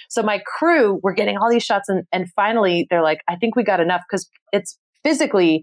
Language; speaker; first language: English; native; English